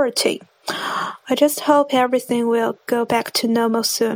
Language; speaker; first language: English; non-native, fluent; Chinese